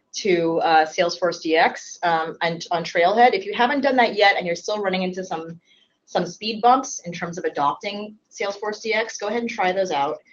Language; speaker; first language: English; native; English